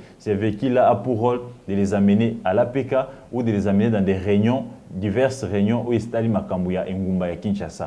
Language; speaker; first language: French; non-native, local second language; Lingala